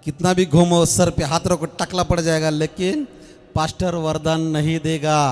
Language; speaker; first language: Hindi; non-native, local second language; Marathi